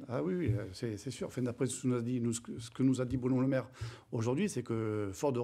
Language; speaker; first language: French; native; French